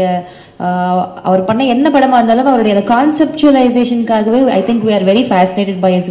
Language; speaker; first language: Tamil; native; Tamil